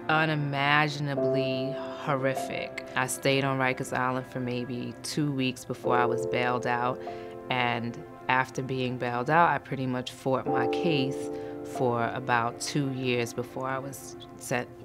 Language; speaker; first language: English; native; English